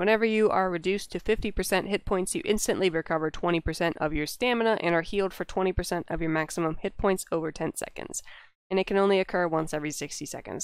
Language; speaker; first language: English; native; English